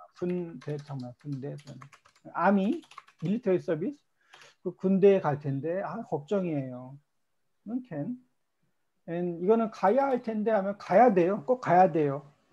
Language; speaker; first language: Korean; native; Korean